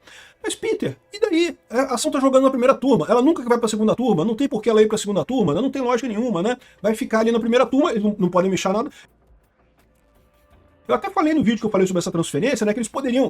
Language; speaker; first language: Portuguese; native; Portuguese